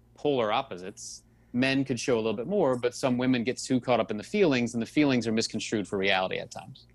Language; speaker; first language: English; native; English